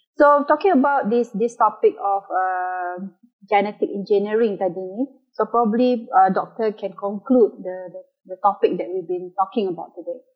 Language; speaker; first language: English; non-native, local second language; Malay